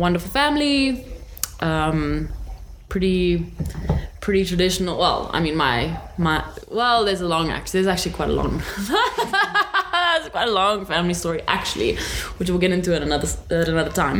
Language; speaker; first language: English; native; English